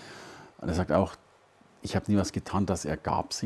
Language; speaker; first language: German; native; German